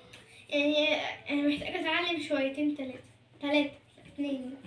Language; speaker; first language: Arabic; native; Arabic